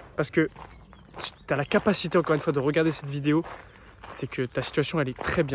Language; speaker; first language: French; native; French